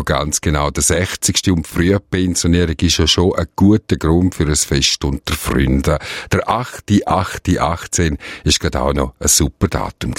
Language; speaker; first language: German; native; German